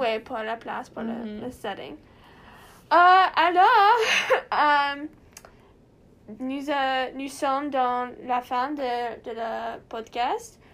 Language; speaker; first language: French; non-native, learner; English